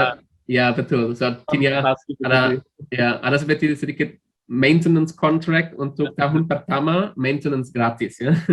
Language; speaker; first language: Indonesian; non-native, fluent; German